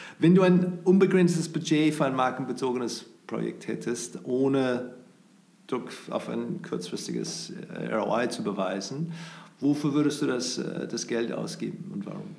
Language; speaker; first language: German; non-native, fluent; English